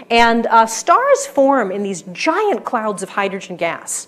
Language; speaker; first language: English; native; English